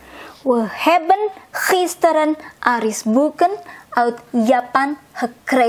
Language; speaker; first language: Dutch; non-native, fluent; Indonesian